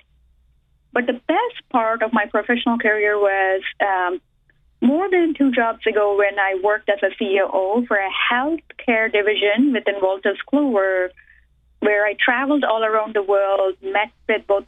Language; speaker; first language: English; non-native, local second language; Telugu